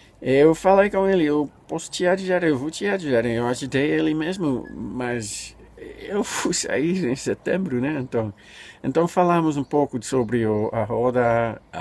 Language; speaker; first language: Portuguese; non-native, fluent; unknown